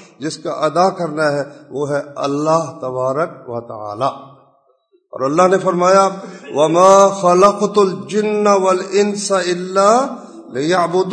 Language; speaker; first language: Urdu; non-native, local second language; Punjabi